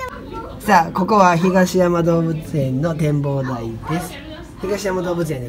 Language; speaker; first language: Japanese; native; Japanese